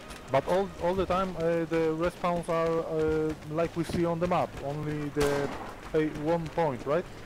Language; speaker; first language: English; non-native, learner; Polish